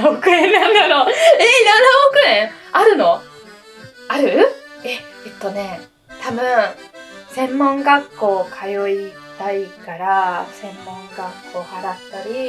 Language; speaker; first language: Japanese; non-native, fluent; Italian